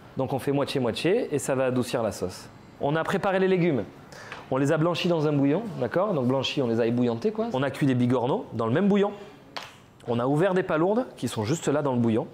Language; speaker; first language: French; native; French